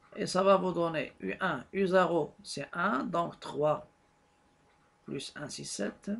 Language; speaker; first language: French; non-native, local second language; Arabic